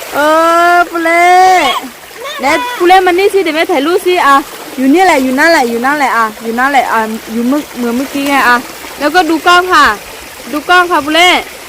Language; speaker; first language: Thai; non-native, local second language; Akha